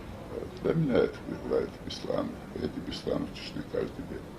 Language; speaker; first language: Russian; non-native, local second language; Chechen